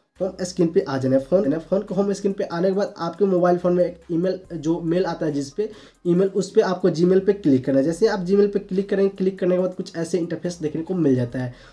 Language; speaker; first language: Hindi; native; Hindi